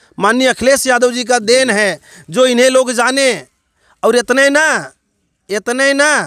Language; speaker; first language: Hindi; native; Hindi